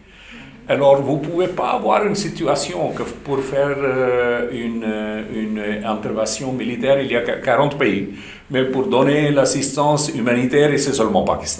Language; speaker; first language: French; non-native, fluent; Urdu